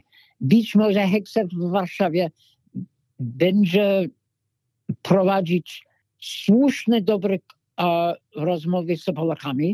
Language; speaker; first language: Polish; non-native, fluent; English